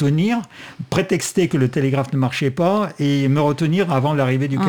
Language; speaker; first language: French; non-native, fluent; Russian